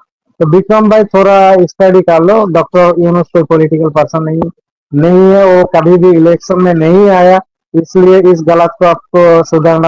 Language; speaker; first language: Hindi; non-native, fluent; Bangla